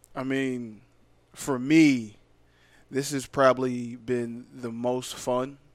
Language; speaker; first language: English; native; English